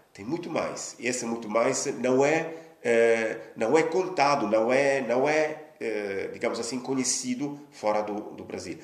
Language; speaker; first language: Portuguese; non-native, fluent; Italian